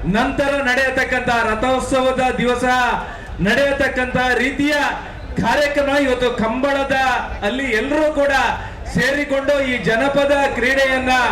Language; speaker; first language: Kannada; native; Kannada